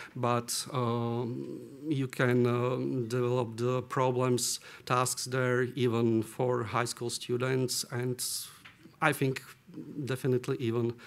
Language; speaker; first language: English; non-native, fluent; Slovak